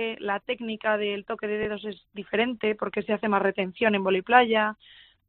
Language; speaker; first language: Spanish; native; Spanish